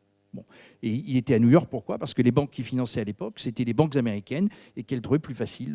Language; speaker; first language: French; native; French